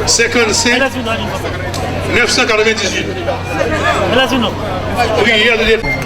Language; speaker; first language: French; non-native, local second language; Haitian Creole